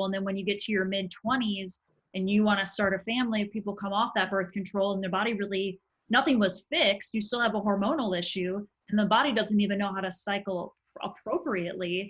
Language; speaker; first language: English; native; English